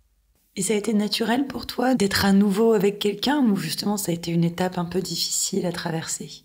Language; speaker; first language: French; native; French